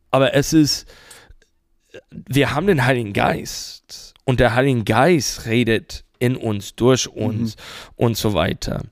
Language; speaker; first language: German; non-native, fluent; English